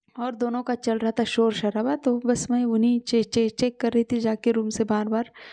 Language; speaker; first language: Hindi; non-native, local second language; Marathi